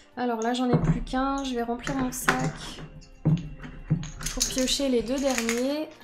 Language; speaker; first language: French; native; French